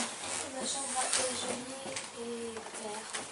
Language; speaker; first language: French; non-native, learner; Ukrainian